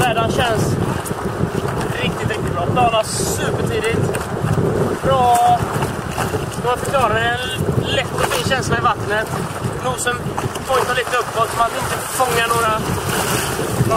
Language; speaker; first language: Swedish; native; Swedish